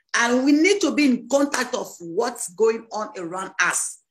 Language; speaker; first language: English; non-native, learner; French